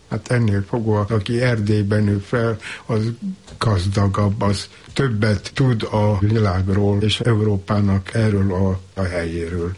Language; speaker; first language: Hungarian; native; Hungarian